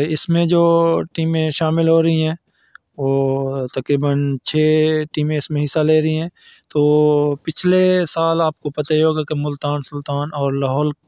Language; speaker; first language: Urdu; native; Urdu